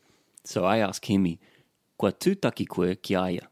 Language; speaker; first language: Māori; non-native, learner; English